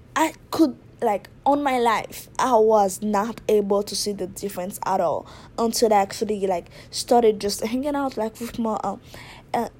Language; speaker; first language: English; non-native, fluent; Haitian Creole